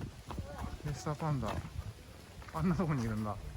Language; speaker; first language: Japanese; native; Japanese